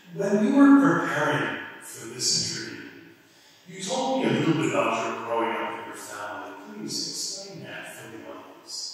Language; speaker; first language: English; non-native, fluent; Norwegian